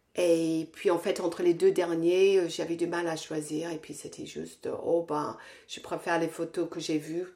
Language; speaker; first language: French; non-native, fluent; English